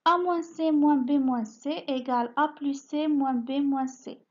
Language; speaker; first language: French; non-native, local second language; Arabic